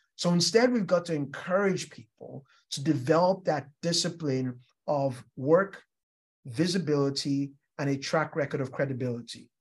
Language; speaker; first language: English; non-native, local second language; Yoruba